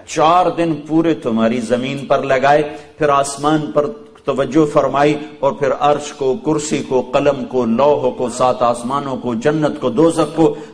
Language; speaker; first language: Urdu; non-native, local second language; Punjabi